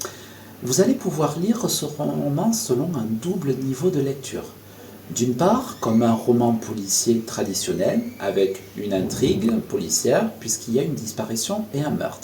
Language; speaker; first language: French; native; French